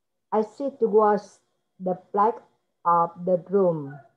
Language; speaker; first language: English; non-native, learner; Vietnamese